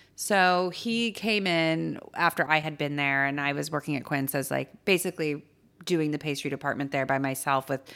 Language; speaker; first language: English; native; English